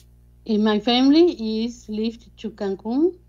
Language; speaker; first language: English; non-native, learner; Spanish